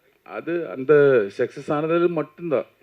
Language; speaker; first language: Tamil; non-native, learner; Malayalam